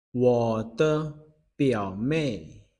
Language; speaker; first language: Chinese; non-native, fluent; Lao